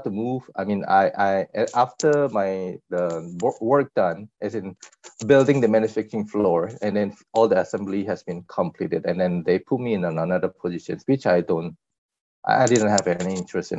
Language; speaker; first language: English; non-native, fluent; Korean